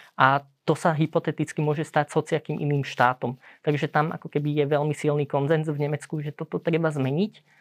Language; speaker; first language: Slovak; early bilingual, heritage; Slovak